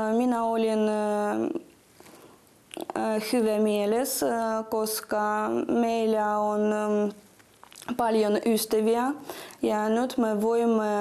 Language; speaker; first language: Finnish; non-native, fluent; Russian